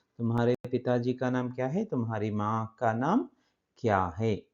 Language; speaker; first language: Hindi; non-native, local second language; Kannada